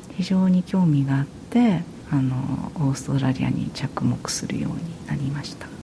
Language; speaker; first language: Japanese; early bilingual, heritage; Japanese